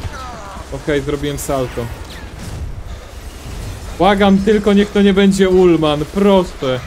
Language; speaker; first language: Polish; native; Polish